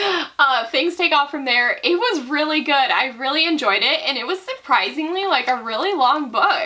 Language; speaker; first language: English; native; English